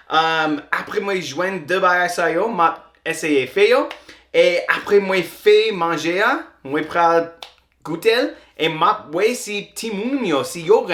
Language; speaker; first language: Haitian Creole; non-native, learner; English